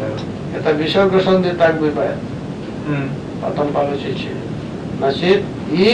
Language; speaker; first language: Russian; non-native, learner; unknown